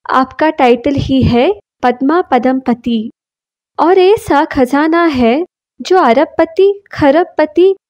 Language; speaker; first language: Hindi; non-native, local second language; Kannada